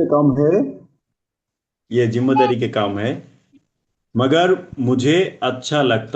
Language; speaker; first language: Hindi; non-native, learner; Bangla